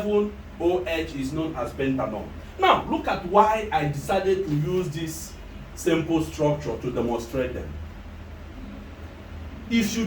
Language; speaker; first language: English; non-native, local second language; Igbo